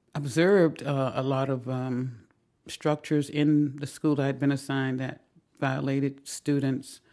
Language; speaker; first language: English; native; English